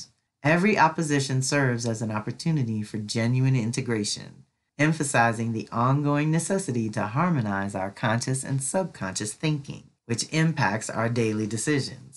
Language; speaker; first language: English; native; English